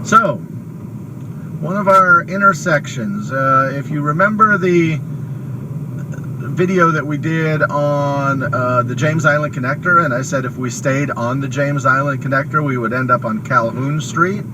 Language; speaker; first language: English; native; English